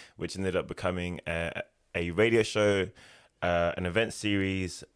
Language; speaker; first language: English; native; English